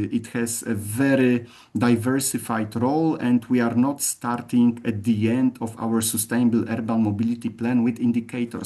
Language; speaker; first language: English; non-native, fluent; Polish